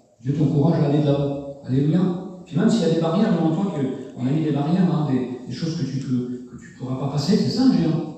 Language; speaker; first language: French; native; French